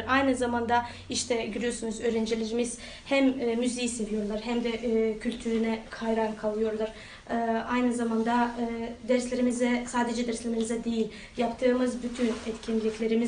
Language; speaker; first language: Turkish; non-native, fluent; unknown